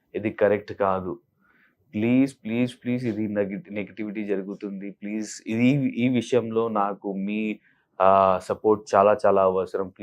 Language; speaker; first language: Telugu; non-native, local second language; Urdu